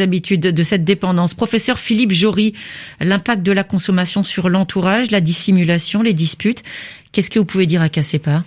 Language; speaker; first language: French; native; French